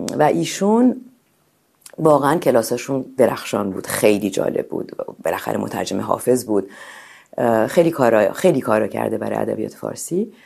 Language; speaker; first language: Persian; native; Persian